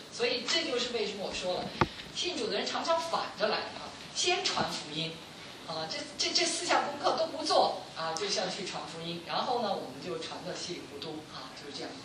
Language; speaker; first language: Chinese; non-native, local second language; Cantonese